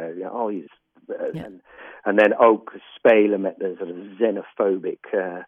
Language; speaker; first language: Dutch; non-native, fluent; English